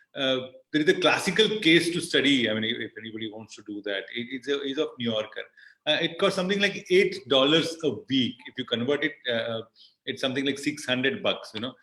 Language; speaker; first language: English; non-native, local second language; Marathi